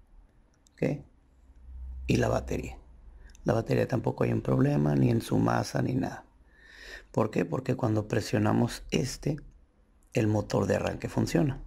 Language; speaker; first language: Spanish; native; Spanish